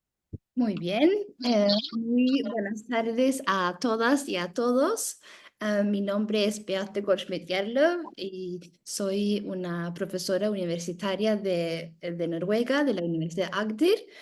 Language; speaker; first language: Spanish; non-native, fluent; Norwegian